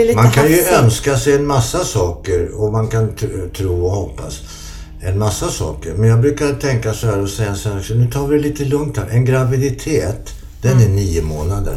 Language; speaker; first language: Swedish; native; Swedish